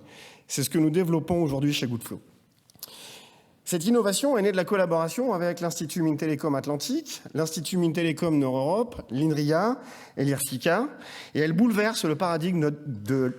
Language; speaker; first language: French; native; French